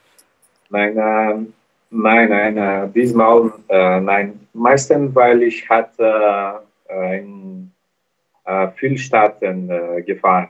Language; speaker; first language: German; non-native, learner; Portuguese